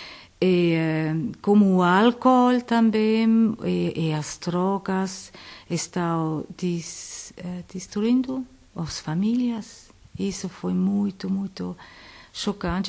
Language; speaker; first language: Portuguese; non-native, learner; Italian